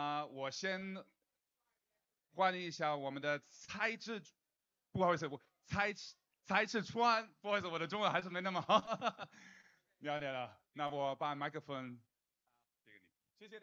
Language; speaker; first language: Chinese; non-native, fluent; English